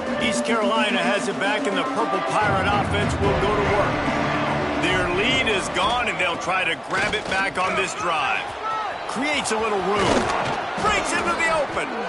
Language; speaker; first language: English; native; English